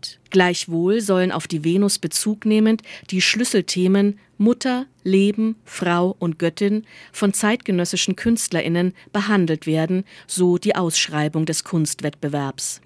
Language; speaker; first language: German; native; German